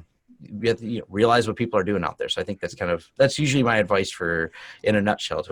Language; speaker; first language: English; native; English